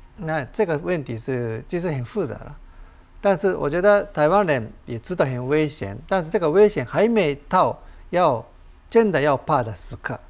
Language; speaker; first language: Chinese; non-native, fluent; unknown